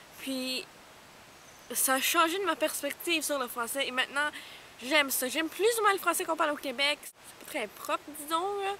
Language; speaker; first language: French; non-native, local second language; English